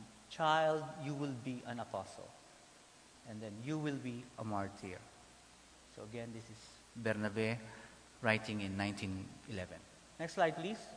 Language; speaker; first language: English; non-native, local second language; Filipino